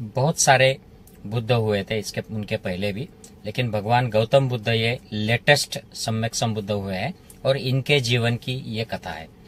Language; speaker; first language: Hindi; non-native, local second language; Marathi